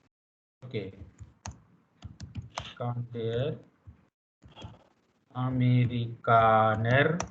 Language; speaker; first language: German; non-native, learner; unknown